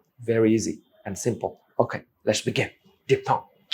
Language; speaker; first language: English; non-native, local second language; Bangla